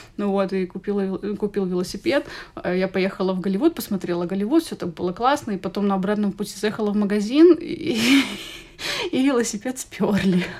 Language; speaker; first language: Russian; native; Russian